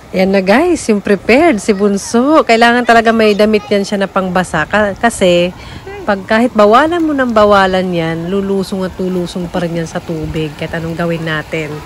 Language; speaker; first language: Filipino; native; Filipino